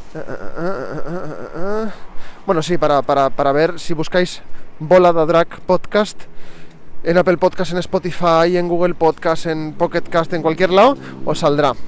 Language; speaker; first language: Spanish; native; Spanish